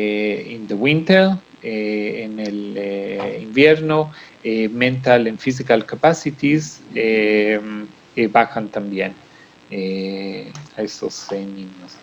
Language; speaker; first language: Spanish; non-native, fluent; Hebrew